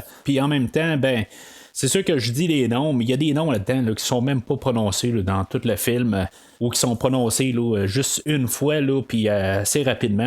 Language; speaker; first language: French; native; French